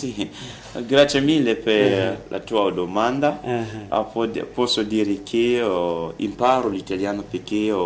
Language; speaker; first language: Italian; non-native, learner; French